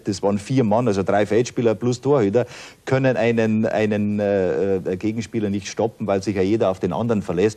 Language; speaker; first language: German; native; German